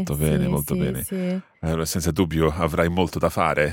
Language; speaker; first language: Italian; non-native, fluent; English